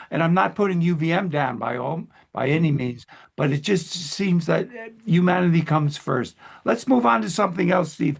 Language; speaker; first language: English; native; English